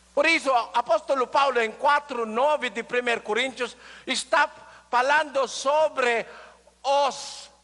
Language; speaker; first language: Portuguese; non-native, learner; Filipino